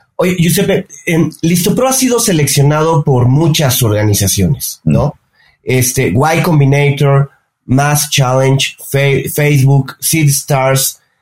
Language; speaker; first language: Spanish; native; Spanish